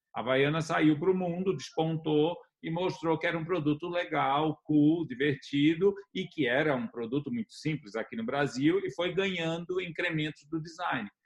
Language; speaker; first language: Portuguese; native; Portuguese